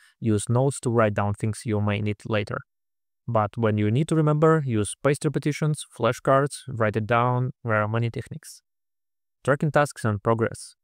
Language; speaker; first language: English; non-native, fluent; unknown